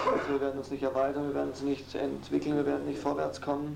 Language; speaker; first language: German; native; German